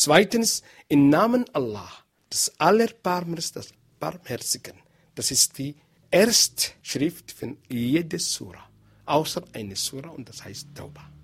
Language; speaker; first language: German; non-native, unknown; Arabic